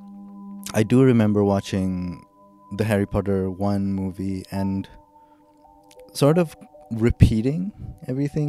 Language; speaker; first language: English; non-native, local second language; Pattani Malay